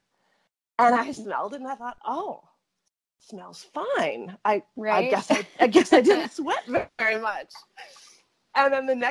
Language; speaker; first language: English; native; English